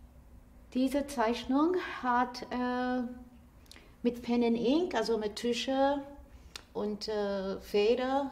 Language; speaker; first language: German; non-native, fluent; English